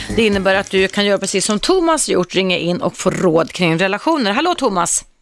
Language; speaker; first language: Swedish; native; Swedish